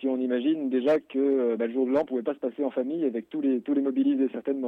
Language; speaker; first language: French; native; French